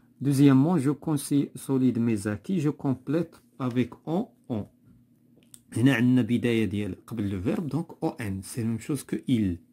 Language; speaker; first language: French; non-native, local second language; Arabic